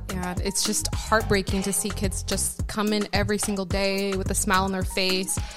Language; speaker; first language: English; early bilingual, other home language; Spanish